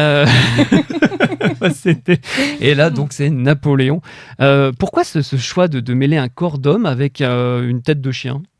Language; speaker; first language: French; native; French